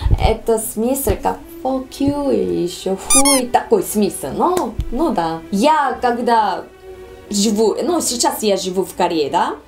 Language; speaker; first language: Russian; non-native, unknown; Korean